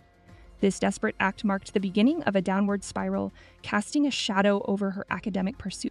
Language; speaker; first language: English; native; English